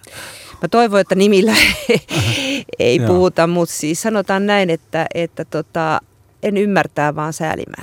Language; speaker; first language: Finnish; native; Finnish